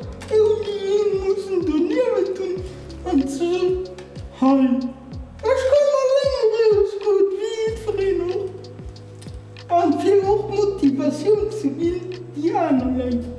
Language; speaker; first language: German; non-native, local second language; Luxembourgish